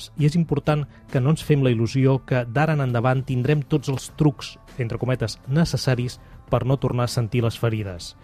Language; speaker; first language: Catalan; native; Catalan